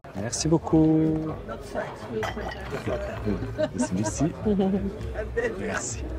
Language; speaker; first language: French; non-native, learner; Korean